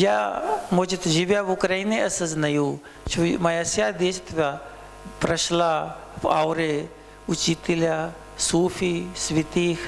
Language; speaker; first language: Russian; non-native, learner; Hindi